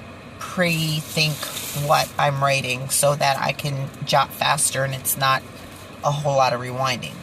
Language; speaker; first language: English; native; English